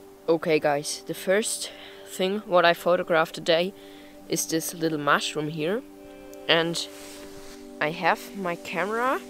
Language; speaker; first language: English; non-native, fluent; German